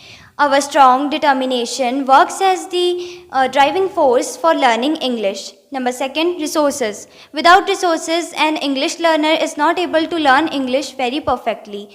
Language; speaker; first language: English; non-native, fluent; Hindi